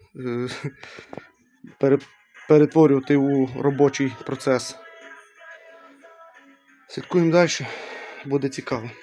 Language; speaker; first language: Ukrainian; native; Ukrainian